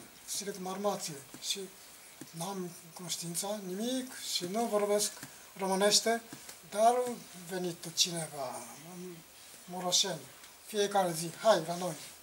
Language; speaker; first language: Romanian; non-native, learner; Japanese